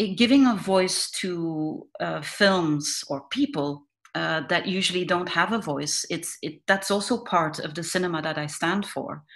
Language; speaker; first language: English; non-native, fluent; Dutch